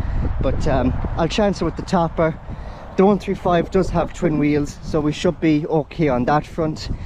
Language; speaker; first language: English; native; English